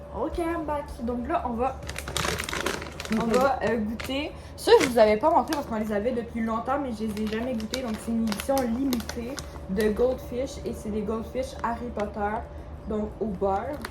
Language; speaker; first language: French; native; French